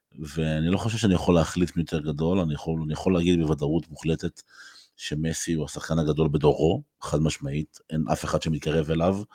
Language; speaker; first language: Hebrew; native; Hebrew